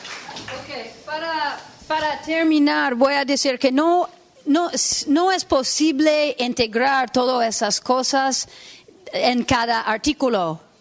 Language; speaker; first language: Spanish; non-native, fluent; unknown